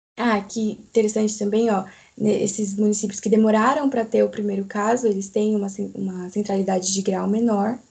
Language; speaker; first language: Portuguese; native; Portuguese